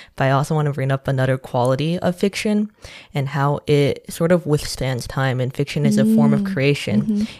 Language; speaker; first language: English; non-native, fluent; Chinese